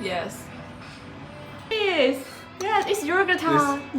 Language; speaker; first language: English; non-native, learner; Chinese